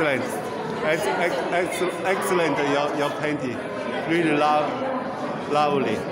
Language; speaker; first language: English; non-native, learner; Chinese